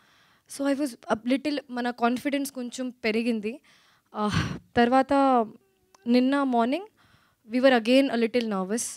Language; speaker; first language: Telugu; non-native, learner; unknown